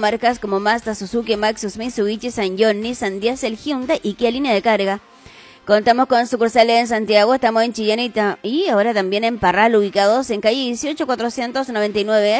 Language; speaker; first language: Spanish; native; Spanish